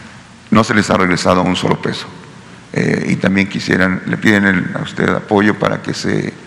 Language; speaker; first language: Spanish; native; Spanish